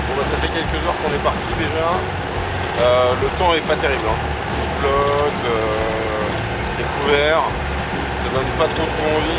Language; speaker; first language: French; native; French